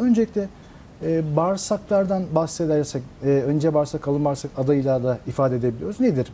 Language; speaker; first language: Turkish; native; Turkish